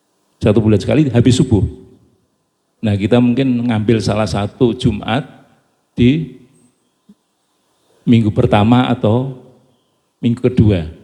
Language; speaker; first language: Indonesian; non-native, local second language; Javanese